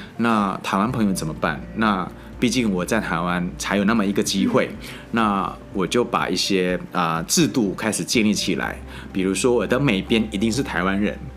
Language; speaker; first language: Chinese; non-native, fluent; Indonesian